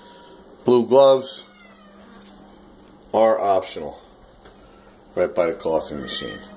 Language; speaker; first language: English; native; English